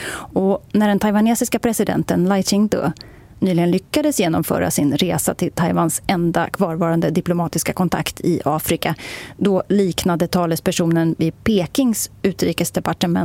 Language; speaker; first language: Swedish; native; Swedish